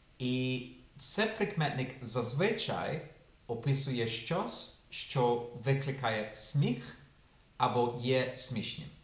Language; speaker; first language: Ukrainian; non-native, fluent; English